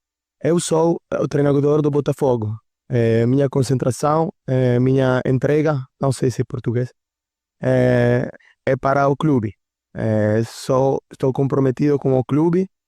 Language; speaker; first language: Portuguese; non-native, fluent; Italian